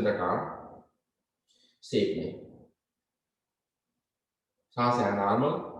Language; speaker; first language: Hindi; native; Hindi